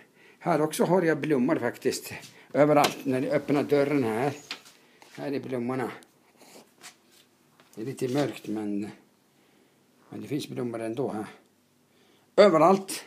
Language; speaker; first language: Swedish; non-native, fluent; Arabic